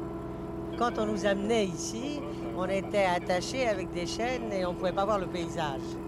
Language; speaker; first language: French; non-native, fluent; Greek